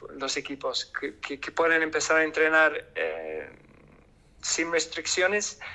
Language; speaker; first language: Spanish; non-native, fluent; English